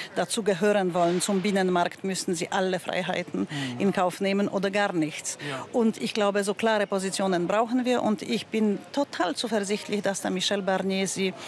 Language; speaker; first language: German; non-native, fluent; Polish